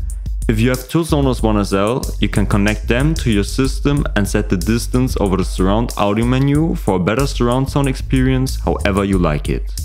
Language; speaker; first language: English; non-native, fluent; German